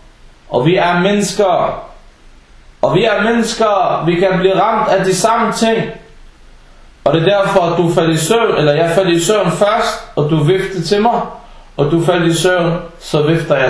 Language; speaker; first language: Danish; non-native, fluent; Arabic